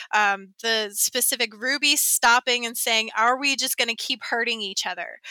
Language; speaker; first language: English; native; English